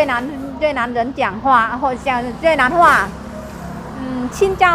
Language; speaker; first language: Chinese; non-native, learner; Vietnamese